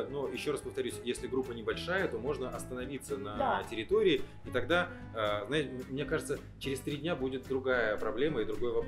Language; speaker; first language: Russian; native; Russian